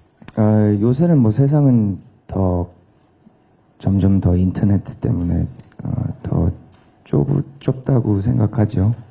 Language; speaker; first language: Korean; early bilingual, heritage; Korean